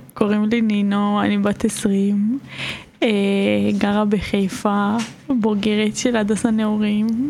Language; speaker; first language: Hebrew; non-native, fluent; Georgian